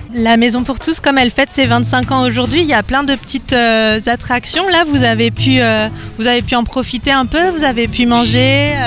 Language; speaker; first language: French; native; French